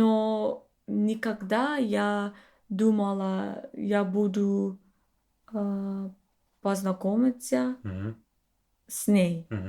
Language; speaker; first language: Russian; non-native, learner; English